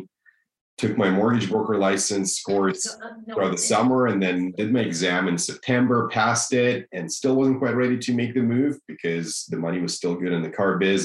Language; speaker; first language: English; non-native, fluent; Russian